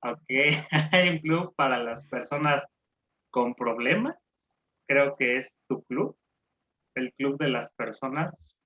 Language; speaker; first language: Spanish; non-native, fluent; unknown